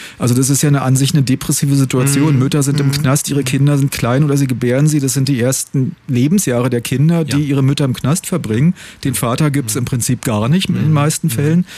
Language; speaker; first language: German; native; German